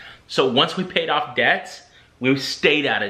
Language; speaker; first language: English; native; English